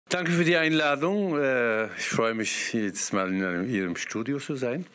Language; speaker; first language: German; non-native, fluent; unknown